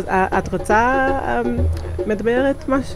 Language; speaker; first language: Hebrew; non-native, learner; English